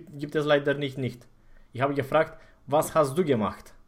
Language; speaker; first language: German; non-native, fluent; Romanian